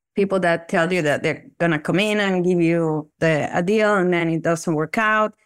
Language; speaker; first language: English; non-native, fluent; Spanish